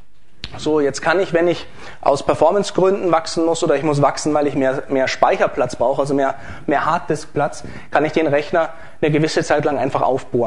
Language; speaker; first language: German; native; German